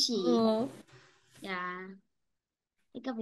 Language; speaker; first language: English; non-native, learner; Cebuano